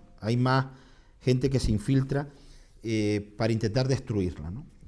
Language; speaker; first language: Spanish; native; Spanish